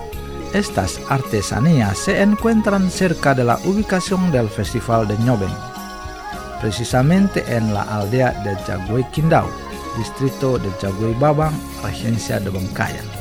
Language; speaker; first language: Spanish; non-native, fluent; Indonesian